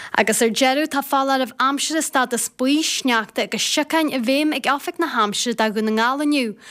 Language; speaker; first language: Irish; native; Irish